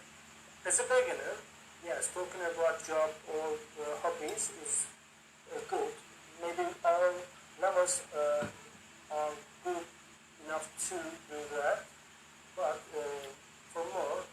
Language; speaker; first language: English; non-native, learner; Turkish